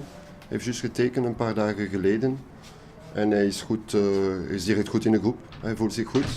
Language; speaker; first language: Dutch; non-native, local second language; French